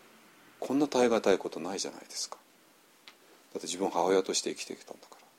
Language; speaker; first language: Japanese; native; Japanese